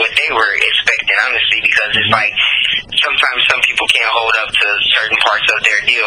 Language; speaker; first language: English; native; English